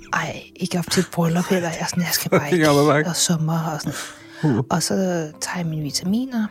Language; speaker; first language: Danish; native; Danish